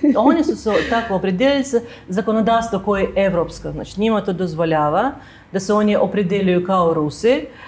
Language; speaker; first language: Serbian; non-native, fluent; Russian